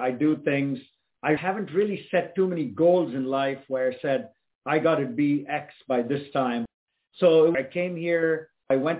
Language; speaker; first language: English; non-native, local second language; Tamil